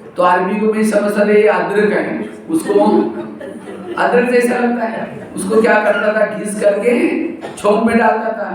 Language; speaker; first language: Hindi; non-native, local second language; Marathi